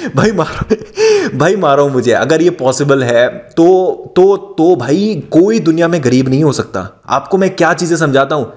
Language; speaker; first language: Hindi; native; Hindi